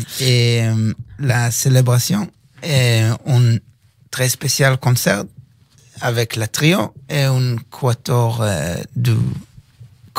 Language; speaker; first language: French; non-native, learner; Hebrew